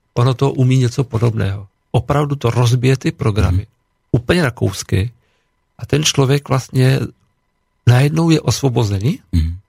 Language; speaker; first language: Czech; native; Czech